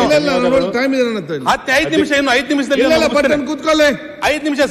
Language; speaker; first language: Kannada; non-native, local second language; Urdu